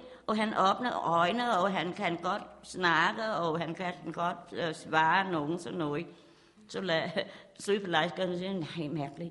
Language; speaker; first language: Danish; non-native, learner; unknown